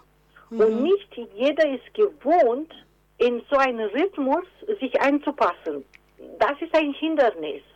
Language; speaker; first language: German; non-native, fluent; Romanian